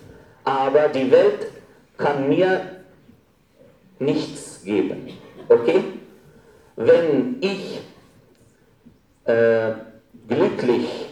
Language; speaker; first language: German; non-native, fluent; Arabic